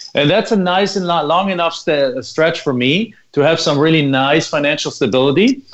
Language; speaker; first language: English; non-native, fluent; German